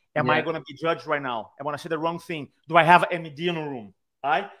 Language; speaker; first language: English; non-native, fluent; Portuguese